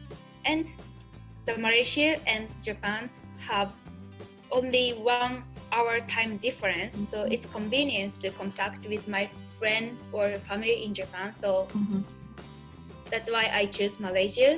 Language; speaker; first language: English; non-native, learner; Japanese